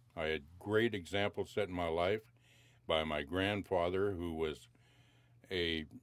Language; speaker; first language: English; native; English